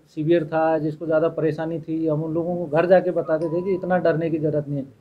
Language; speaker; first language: Hindi; native; Hindi